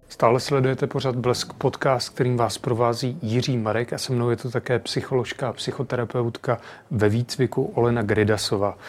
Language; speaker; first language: Czech; native; Czech